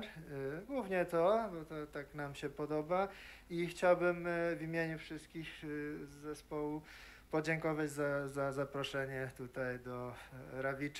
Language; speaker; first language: Polish; non-native, fluent; Portuguese